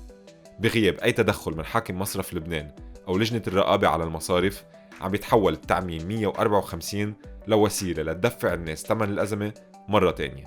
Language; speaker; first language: Arabic; native; Arabic